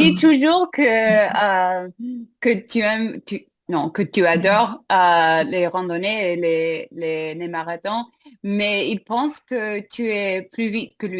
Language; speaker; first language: French; non-native, fluent; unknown